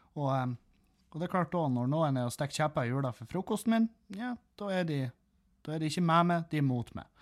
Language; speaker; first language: Norwegian; native; Norwegian